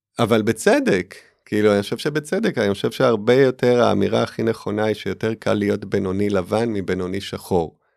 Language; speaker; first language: Hebrew; native; Hebrew